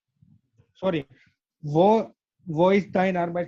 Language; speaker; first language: German; non-native, learner; Gujarati